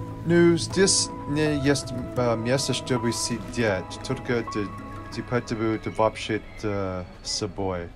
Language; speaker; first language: Russian; non-native, learner; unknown